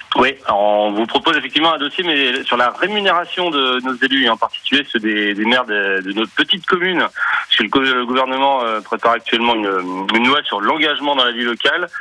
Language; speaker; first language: French; native; French